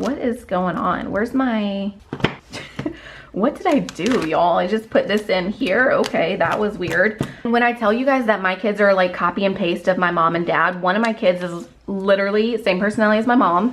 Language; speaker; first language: English; native; English